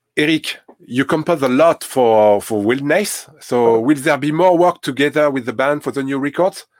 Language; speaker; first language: English; non-native, learner; French